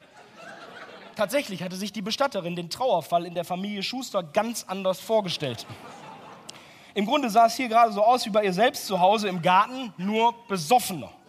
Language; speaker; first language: German; native; German